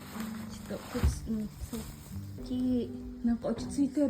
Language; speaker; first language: Japanese; non-native, learner; Filipino